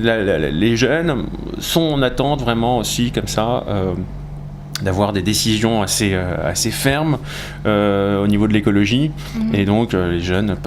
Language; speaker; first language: French; native; French